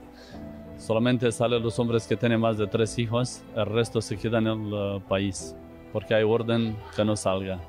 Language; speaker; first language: Spanish; non-native, fluent; Romanian